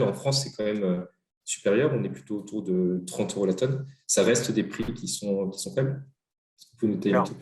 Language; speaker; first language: French; native; French